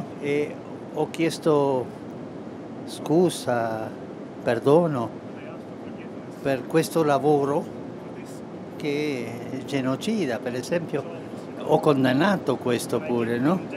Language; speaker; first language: Italian; non-native, fluent; Spanish